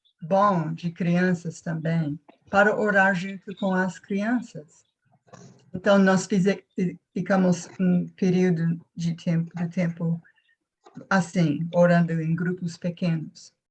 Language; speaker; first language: Portuguese; non-native, fluent; English